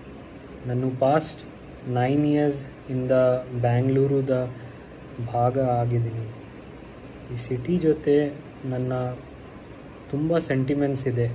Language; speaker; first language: Kannada; non-native, learner; Hindi